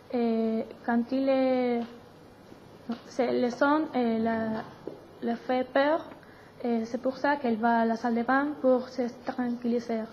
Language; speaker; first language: French; non-native, learner; Spanish